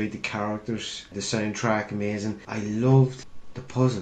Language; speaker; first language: English; native; English